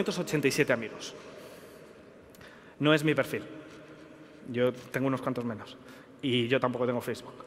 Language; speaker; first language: Spanish; native; Spanish